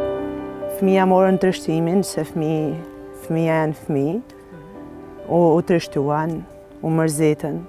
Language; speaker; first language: Dutch; non-native, learner; Albanian